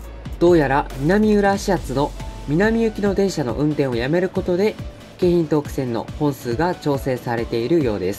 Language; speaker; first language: Japanese; native; Japanese